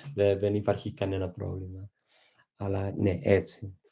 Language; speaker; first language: Greek; non-native, fluent; English